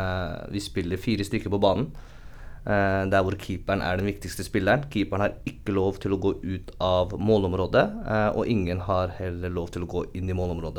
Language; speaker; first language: Norwegian; native; Norwegian